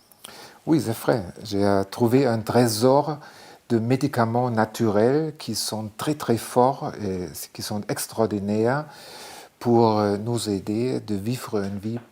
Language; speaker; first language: French; non-native, fluent; German